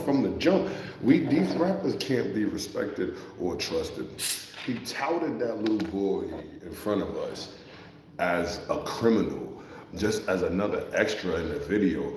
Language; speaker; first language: English; native; English